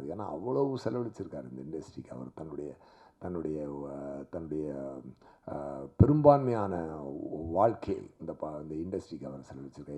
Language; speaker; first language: Tamil; native; Tamil